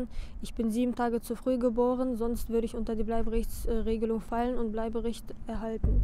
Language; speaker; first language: German; early bilingual, other home language; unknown